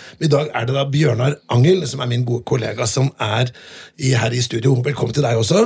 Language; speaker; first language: Norwegian; native; Norwegian